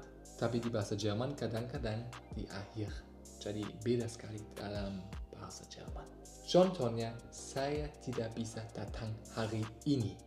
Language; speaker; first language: Indonesian; non-native, learner; German